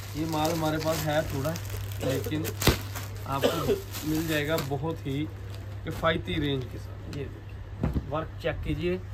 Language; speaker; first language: Hindi; non-native, local second language; Punjabi